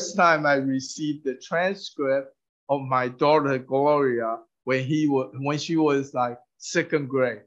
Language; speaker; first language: English; non-native, fluent; Min Nan Chinese